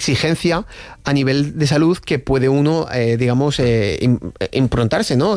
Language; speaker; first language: Spanish; native; Spanish